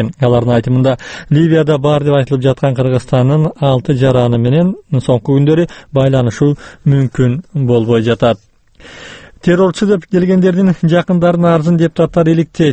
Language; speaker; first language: Kyrgyz; native; Kyrgyz